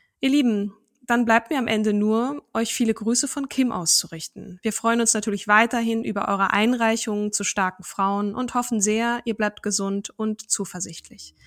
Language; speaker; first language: German; native; German